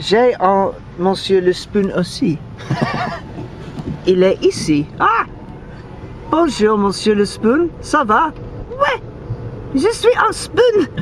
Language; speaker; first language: French; non-native, learner; English